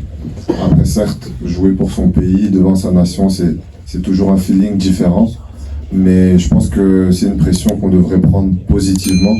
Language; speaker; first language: French; native; French